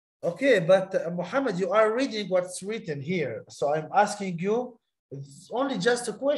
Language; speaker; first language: English; non-native, fluent; Arabic